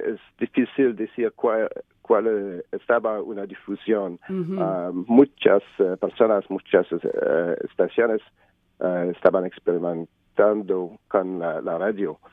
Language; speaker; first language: Spanish; non-native, learner; French